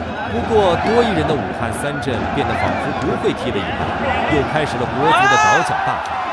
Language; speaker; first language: Chinese; native; Chinese